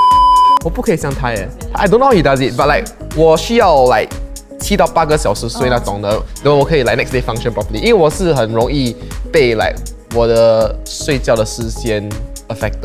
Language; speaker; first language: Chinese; non-native, local second language; English